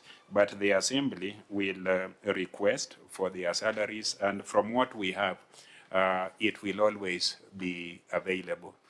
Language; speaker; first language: English; non-native, local second language; Luo (Kenya and Tanzania)